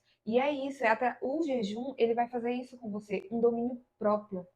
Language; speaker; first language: Portuguese; native; Portuguese